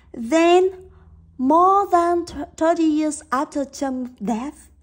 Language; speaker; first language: English; non-native, fluent; Vietnamese